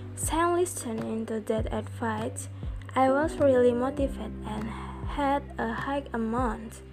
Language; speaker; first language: English; non-native, learner; Indonesian